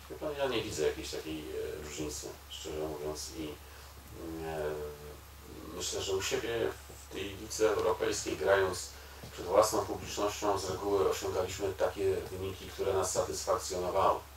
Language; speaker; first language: Polish; native; Polish